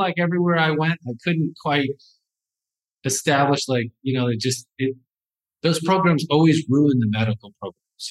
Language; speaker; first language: English; native; English